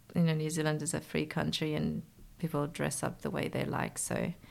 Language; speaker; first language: English; early bilingual, other home language; Persian